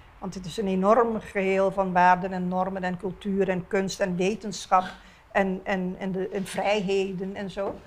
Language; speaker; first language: Dutch; non-native, local second language; Papiamento